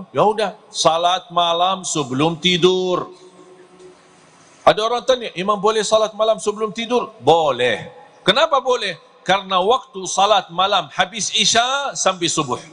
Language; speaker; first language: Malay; non-native, fluent; Arabic